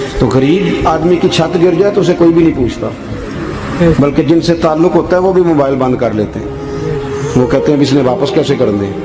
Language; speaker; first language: Urdu; non-native, local second language; Punjabi